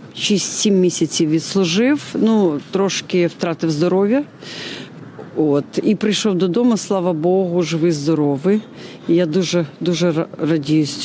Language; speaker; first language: Ukrainian; native; Ukrainian